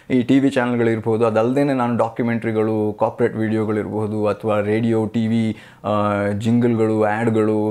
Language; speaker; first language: Kannada; native; Kannada